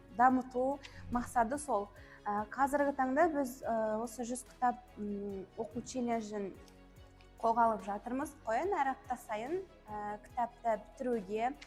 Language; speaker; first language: Kazakh; native; Kazakh